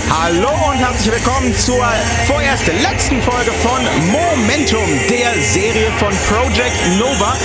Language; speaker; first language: German; native; German